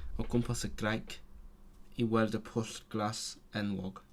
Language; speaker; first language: Welsh; non-native, learner; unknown